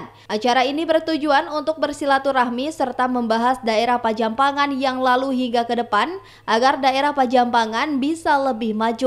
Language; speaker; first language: Indonesian; native; Indonesian